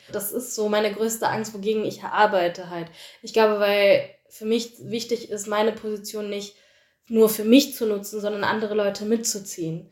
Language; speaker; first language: German; early bilingual, other home language; Tamil